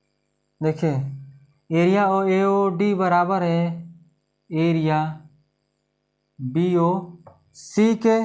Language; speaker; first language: Hindi; native; Hindi